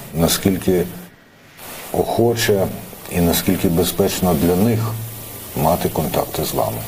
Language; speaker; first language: Ukrainian; native; Ukrainian